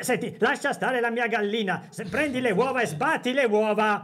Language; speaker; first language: Italian; native; Italian